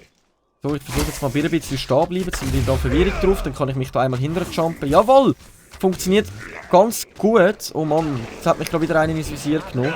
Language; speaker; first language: German; native; German